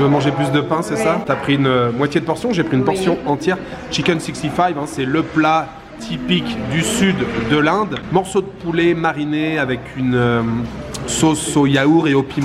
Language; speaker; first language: French; native; French